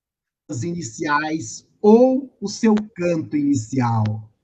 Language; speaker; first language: Portuguese; native; Portuguese